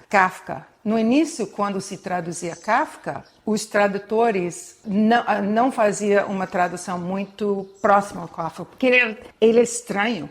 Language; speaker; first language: Portuguese; non-native, fluent; English